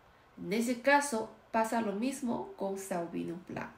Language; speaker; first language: Spanish; non-native, fluent; Chinese